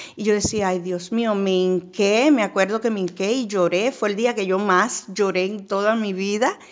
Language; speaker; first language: Spanish; native; Spanish